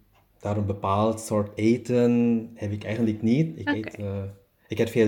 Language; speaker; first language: Dutch; non-native, learner; German